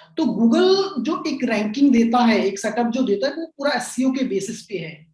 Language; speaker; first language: Hindi; non-native, local second language; Bangla